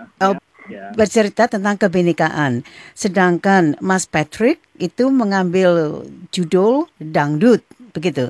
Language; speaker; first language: Indonesian; native; Indonesian